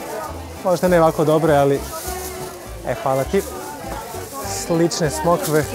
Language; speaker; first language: Croatian; native; Croatian